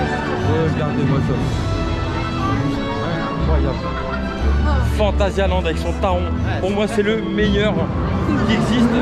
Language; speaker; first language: French; native; French